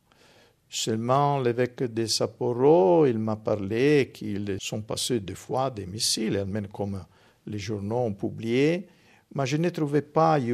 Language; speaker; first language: French; non-native, fluent; Italian